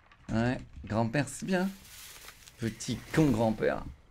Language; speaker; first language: French; native; French